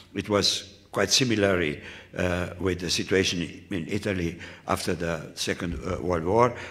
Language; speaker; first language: English; non-native, fluent; Romanian